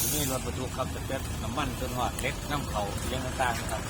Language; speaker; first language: Thai; non-native, local second language; Northeastern Thai